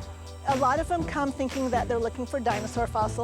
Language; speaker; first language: English; native; English